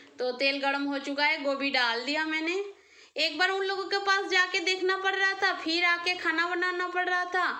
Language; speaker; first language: Hindi; non-native, local second language; Bangla